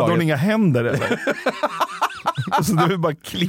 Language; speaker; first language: Swedish; native; Swedish